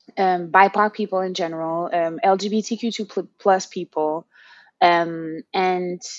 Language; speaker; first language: English; non-native, fluent; Haitian Creole